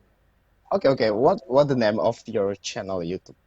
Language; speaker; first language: English; non-native, learner; Indonesian